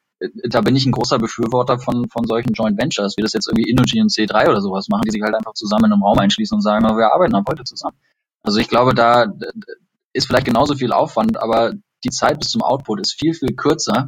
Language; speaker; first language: German; native; German